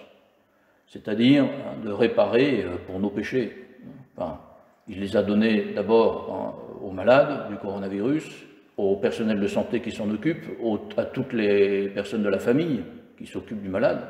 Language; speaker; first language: French; native; French